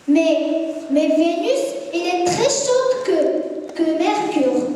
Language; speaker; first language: French; non-native, local second language; Arabic